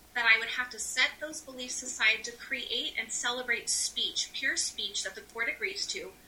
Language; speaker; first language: English; native; English